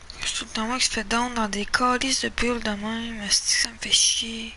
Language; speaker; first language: French; native; French